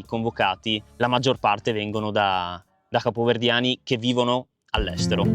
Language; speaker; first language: Italian; native; Italian